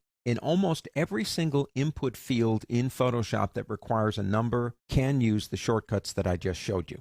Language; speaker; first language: English; native; English